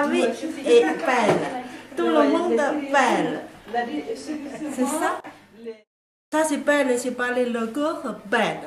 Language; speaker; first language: French; non-native, learner; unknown